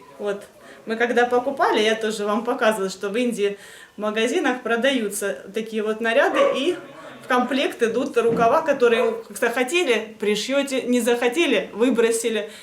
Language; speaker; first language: Russian; native; Russian